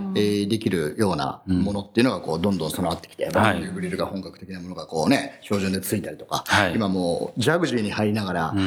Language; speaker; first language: Japanese; native; Japanese